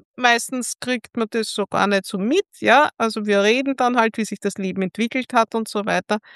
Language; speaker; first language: German; native; German